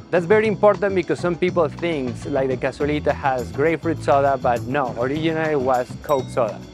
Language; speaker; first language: English; non-native, fluent; Spanish